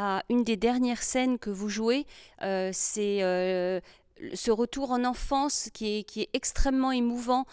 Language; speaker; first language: French; native; French